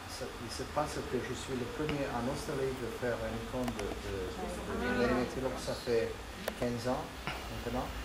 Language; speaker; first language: French; non-native, learner; Serbian